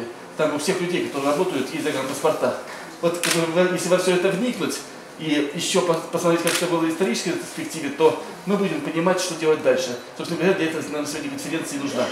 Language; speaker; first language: Russian; native; Russian